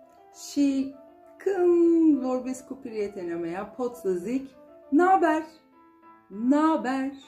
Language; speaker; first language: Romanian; non-native, fluent; Turkish